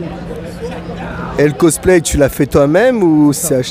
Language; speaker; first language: French; native; French